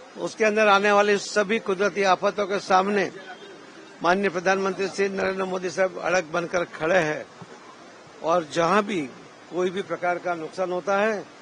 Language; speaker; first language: Hindi; non-native, local second language; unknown